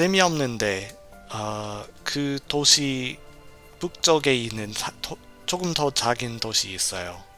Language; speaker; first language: Korean; non-native, fluent; English